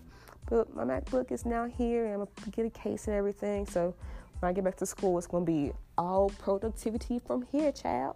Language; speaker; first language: English; native; English